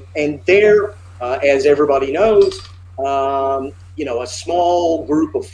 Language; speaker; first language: English; native; English